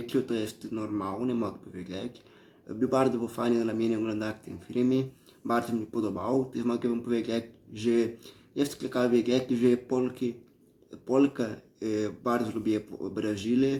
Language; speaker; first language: Polish; early bilingual, heritage; Portuguese